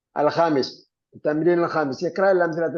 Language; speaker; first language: Arabic; non-native, fluent; Malayalam